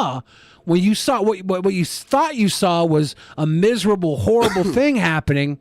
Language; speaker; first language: English; native; English